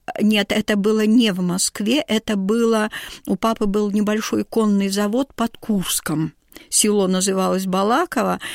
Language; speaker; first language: Russian; native; Russian